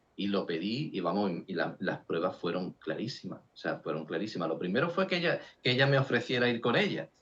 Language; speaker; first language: Spanish; native; Spanish